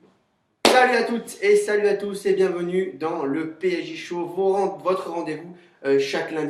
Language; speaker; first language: French; native; French